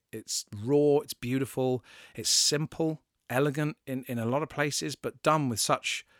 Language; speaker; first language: English; native; English